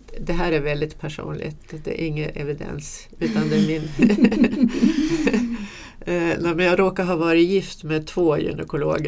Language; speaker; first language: Swedish; native; Swedish